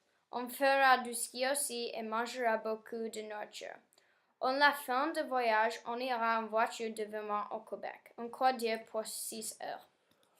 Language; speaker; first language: French; non-native, learner; English